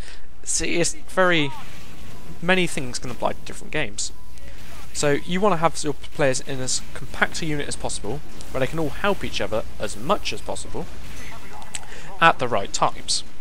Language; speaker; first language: English; native; English